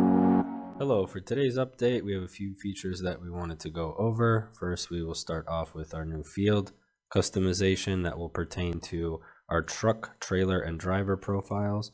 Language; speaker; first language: English; native; English